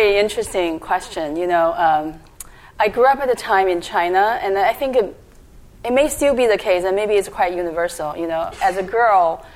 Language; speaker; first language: English; non-native, fluent; Chinese